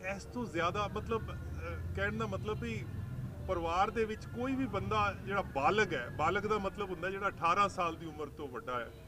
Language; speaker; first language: Punjabi; native; Punjabi